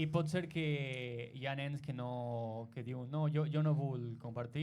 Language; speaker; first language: Catalan; non-native, learner; Spanish